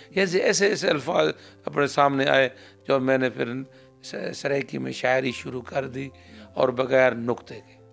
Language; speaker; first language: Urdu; non-native, local second language; Saraiki